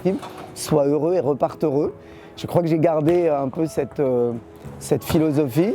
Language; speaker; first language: French; early bilingual, other home language; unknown